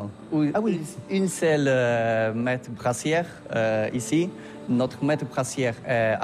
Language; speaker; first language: French; non-native, learner; Polish